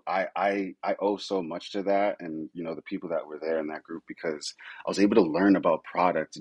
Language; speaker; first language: English; native; English